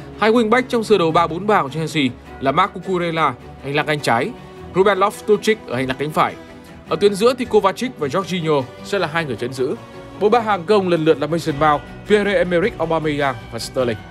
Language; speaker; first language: Vietnamese; native; Vietnamese